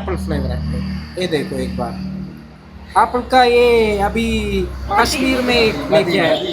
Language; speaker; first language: Hindi; non-native, local second language; Malayalam